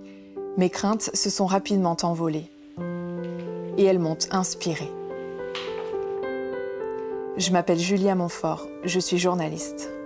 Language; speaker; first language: French; native; French